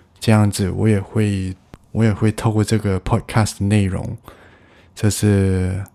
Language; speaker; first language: Chinese; non-native, local second language; Cantonese